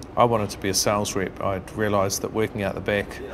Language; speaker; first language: English; native; English